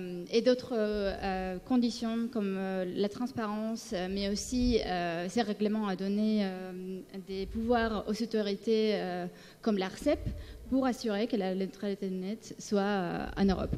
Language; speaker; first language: French; non-native, fluent; Spanish